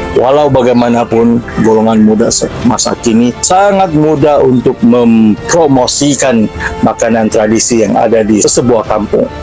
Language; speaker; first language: Malay; non-native, local second language; Central Dusun